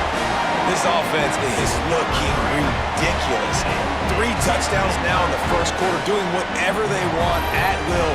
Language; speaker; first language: English; native; English